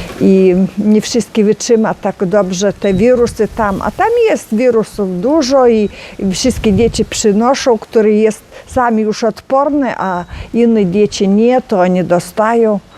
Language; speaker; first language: Polish; non-native, learner; Ukrainian